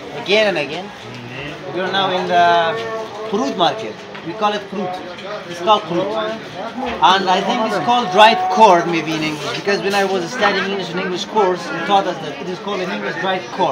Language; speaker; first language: English; non-native, fluent; Persian